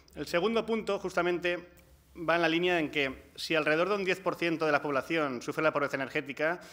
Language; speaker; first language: Spanish; non-native, local second language; Catalan